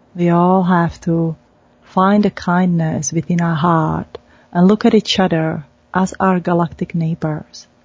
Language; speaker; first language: English; non-native, fluent; Czech